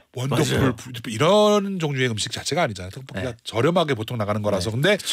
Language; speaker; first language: Korean; native; Korean